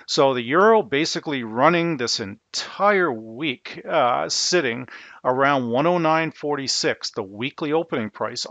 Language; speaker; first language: English; native; English